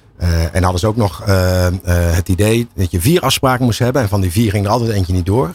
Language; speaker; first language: Dutch; native; Dutch